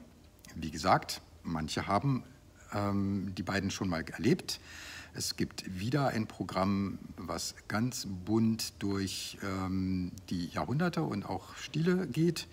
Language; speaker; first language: German; native; German